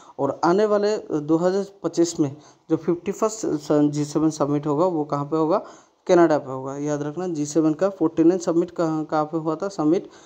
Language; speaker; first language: Hindi; non-native, local second language; Bangla